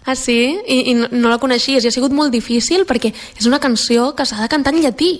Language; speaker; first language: Catalan; native; Catalan